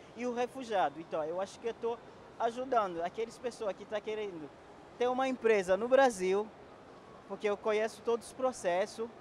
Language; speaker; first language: Portuguese; non-native, fluent; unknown